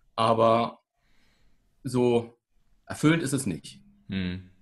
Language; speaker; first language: German; native; German